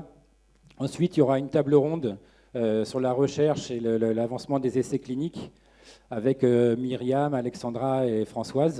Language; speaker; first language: French; native; French